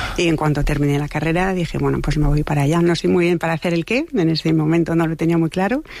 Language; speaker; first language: Spanish; non-native, fluent; French